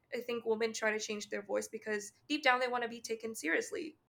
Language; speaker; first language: English; native; English